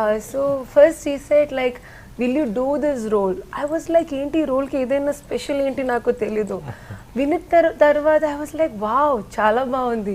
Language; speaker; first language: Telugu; non-native, learner; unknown